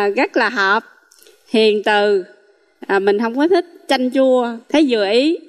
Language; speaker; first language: Vietnamese; native; Vietnamese